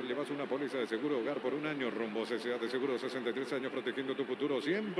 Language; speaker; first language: Spanish; native; Spanish